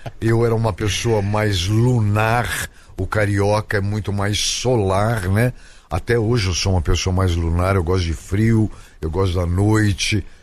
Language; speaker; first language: Portuguese; native; Portuguese